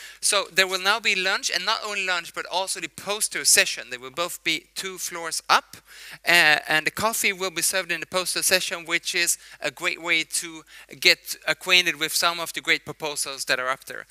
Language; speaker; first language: English; non-native, fluent; Swedish